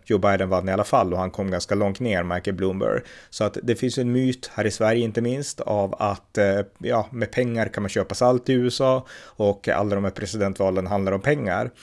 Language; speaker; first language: Swedish; native; Swedish